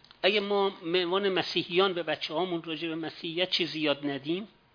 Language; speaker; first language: Persian; native; Persian